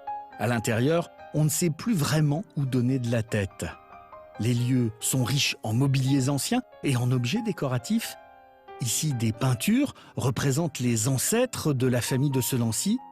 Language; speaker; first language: French; native; French